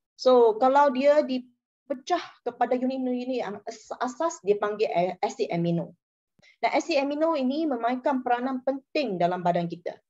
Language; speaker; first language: Malay; non-native, local second language; Chinese